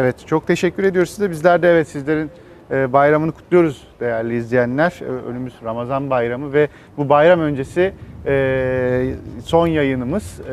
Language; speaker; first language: Turkish; native; Turkish